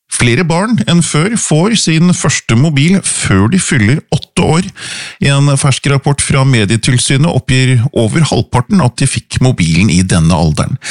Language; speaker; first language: Norwegian; native; Norwegian